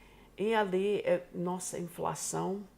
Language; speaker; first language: Portuguese; non-native, fluent; English